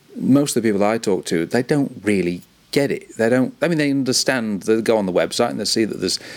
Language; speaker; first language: English; native; English